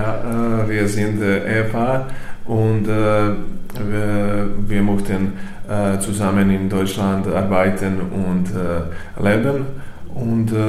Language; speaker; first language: German; non-native, learner; Serbian